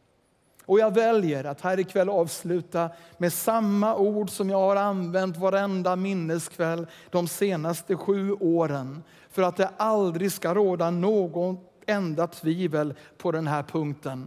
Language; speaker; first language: Swedish; native; Swedish